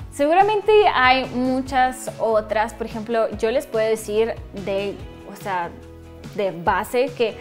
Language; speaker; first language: Spanish; non-native, fluent; Russian